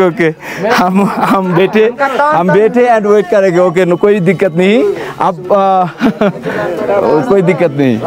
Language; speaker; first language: Hindi; non-native, learner; Bangla